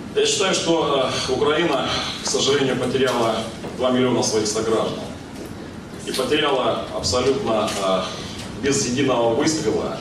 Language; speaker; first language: Russian; non-native, local second language; Ukrainian